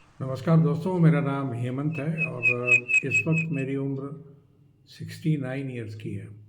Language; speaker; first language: Hindi; non-native, local second language; Marathi